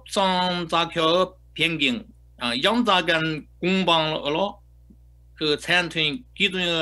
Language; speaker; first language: Korean; non-native, fluent; Chinese